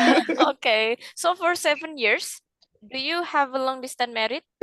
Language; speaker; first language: English; non-native, fluent; Indonesian